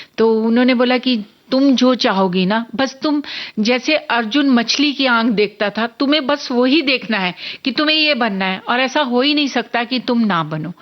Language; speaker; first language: Hindi; non-native, local second language; Punjabi